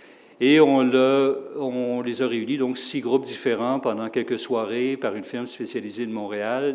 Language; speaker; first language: French; native; French